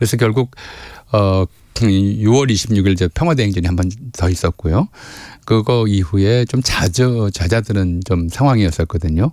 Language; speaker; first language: Korean; native; Korean